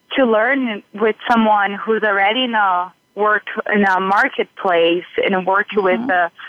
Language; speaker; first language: English; non-native, fluent; Portuguese